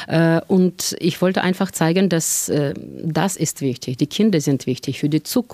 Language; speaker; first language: German; non-native, fluent; Russian